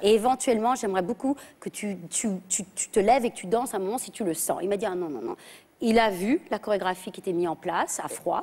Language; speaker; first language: French; early bilingual, other home language; English